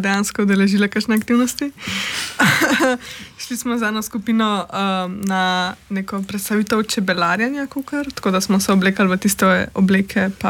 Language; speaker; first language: Slovenian; native; Slovenian